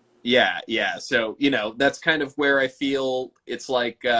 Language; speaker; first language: English; native; English